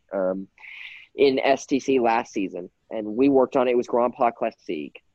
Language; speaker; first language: English; native; English